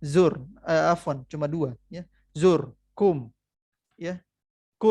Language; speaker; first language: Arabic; non-native, fluent; Indonesian